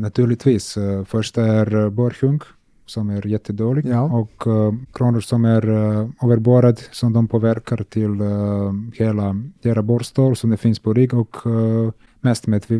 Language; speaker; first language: Swedish; non-native, learner; Serbian